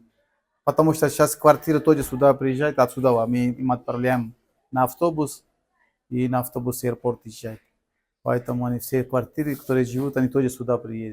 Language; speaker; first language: Russian; non-native, learner; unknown